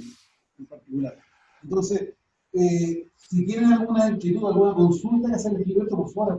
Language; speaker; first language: Spanish; native; Spanish